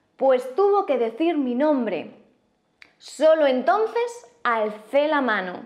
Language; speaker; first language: Spanish; native; Spanish